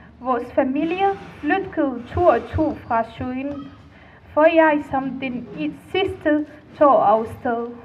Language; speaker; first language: Danish; non-native, fluent; Arabic